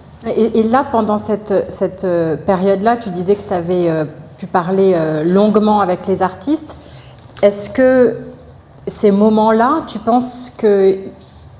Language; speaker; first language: French; native; French